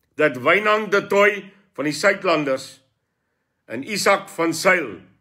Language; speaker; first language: English; non-native, local second language; Afrikaans